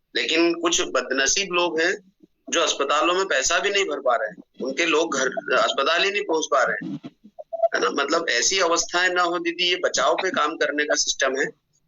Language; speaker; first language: Hindi; native; Hindi